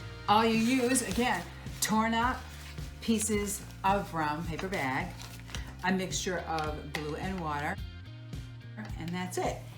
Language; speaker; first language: English; native; English